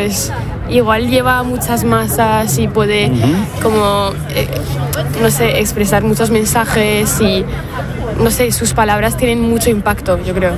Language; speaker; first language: Spanish; non-native, fluent; French